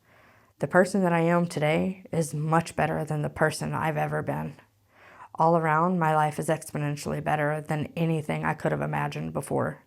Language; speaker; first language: English; native; English